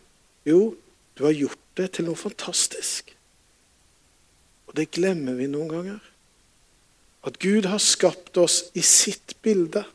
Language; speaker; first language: Norwegian; native; Norwegian